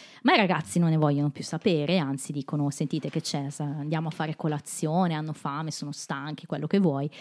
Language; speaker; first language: Italian; native; Italian